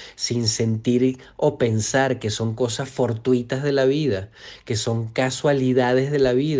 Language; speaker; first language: Spanish; native; Spanish